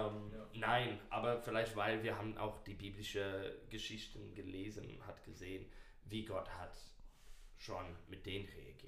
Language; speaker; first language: German; non-native, learner; English